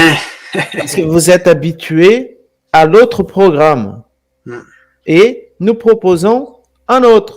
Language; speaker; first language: French; non-native, fluent; Portuguese